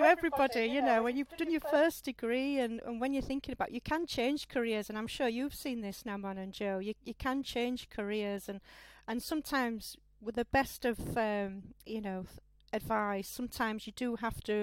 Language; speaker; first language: English; native; English